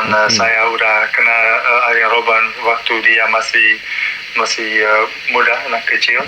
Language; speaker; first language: Indonesian; non-native, learner; Dutch